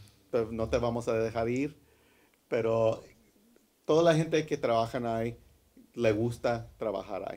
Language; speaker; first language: Spanish; early bilingual, heritage; English